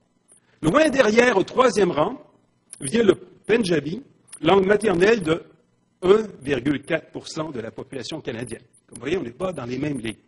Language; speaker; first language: French; native; French